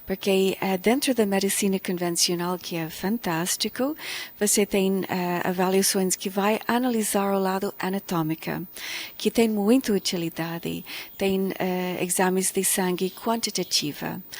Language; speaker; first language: Portuguese; non-native, fluent; English